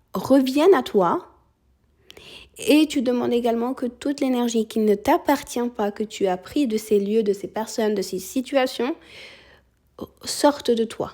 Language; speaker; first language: French; early bilingual, other home language; Spanish